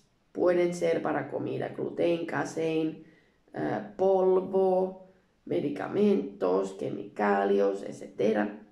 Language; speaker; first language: Spanish; non-native, learner; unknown